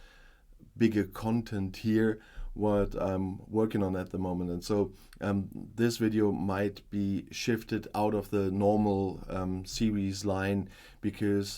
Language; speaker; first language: English; non-native, fluent; German